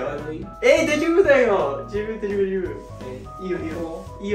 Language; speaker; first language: Japanese; non-native, learner; English